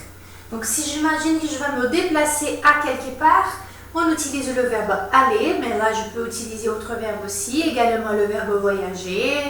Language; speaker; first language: French; non-native, fluent; Portuguese